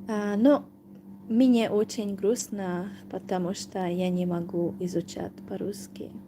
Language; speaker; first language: Russian; non-native, learner; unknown